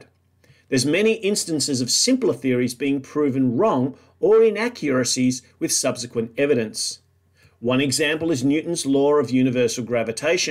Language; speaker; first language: English; native; English